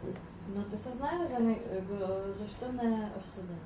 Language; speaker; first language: Bulgarian; non-native, fluent; Czech